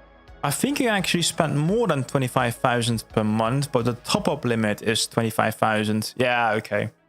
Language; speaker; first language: English; non-native, fluent; Dutch